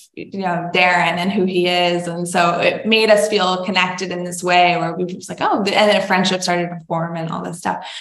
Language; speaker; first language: English; native; English